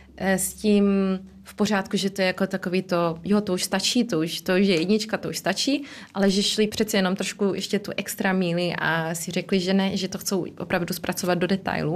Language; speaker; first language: Czech; early bilingual, heritage; Czech